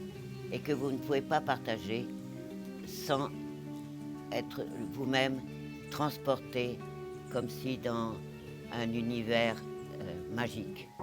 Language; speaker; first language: French; non-native, local second language; Morisyen